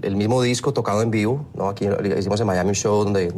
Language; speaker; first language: Spanish; native; Spanish